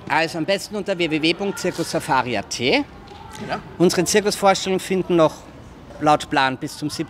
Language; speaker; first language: German; native; German